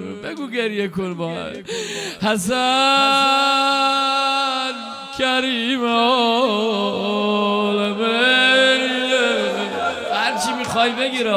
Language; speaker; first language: Persian; native; Persian